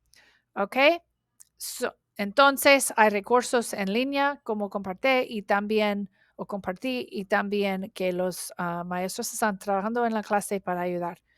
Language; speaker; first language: Spanish; non-native, learner; English